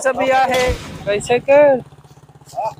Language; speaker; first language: Filipino; non-native, learner; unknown